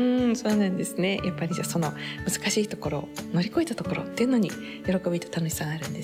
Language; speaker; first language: Japanese; native; Japanese